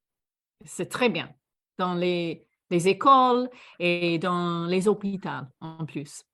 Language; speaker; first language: French; non-native, fluent; English